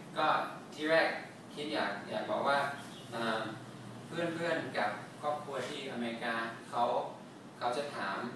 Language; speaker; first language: Thai; non-native, fluent; English